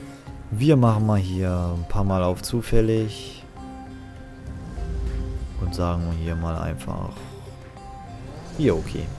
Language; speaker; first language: German; native; German